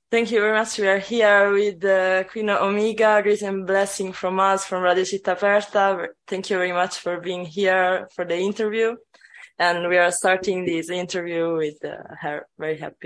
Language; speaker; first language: English; non-native, fluent; Italian